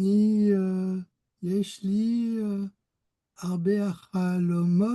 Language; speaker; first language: Hebrew; non-native, learner; French